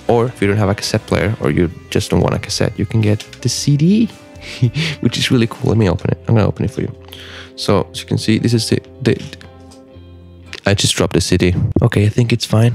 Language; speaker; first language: English; non-native, fluent; Spanish